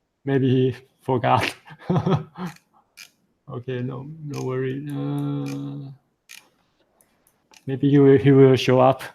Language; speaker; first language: English; non-native, fluent; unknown